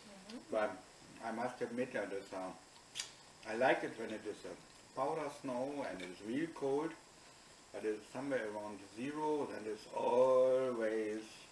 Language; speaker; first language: English; non-native, fluent; German